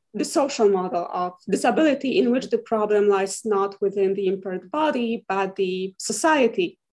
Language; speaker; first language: English; non-native, fluent; Polish